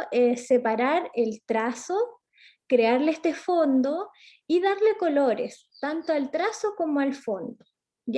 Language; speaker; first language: Spanish; native; Spanish